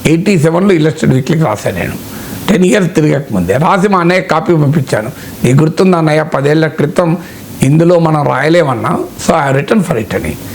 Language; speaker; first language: Telugu; native; Telugu